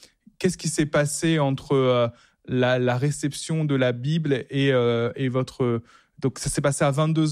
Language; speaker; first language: French; native; French